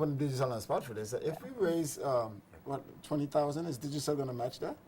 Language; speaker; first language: English; native; English